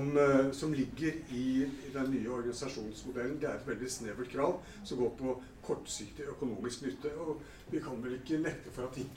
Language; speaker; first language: Norwegian; native; Norwegian